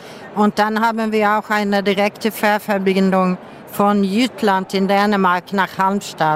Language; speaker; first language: German; non-native, fluent; Swedish